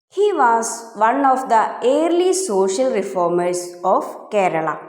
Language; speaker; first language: English; non-native, local second language; Malayalam